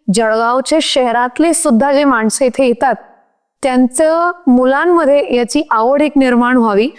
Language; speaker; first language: Marathi; non-native, local second language; Hindi